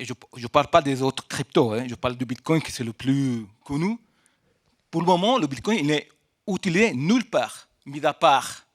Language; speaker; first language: French; non-native, fluent; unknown